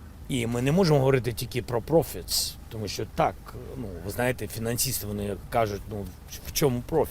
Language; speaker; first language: Ukrainian; non-native, local second language; Russian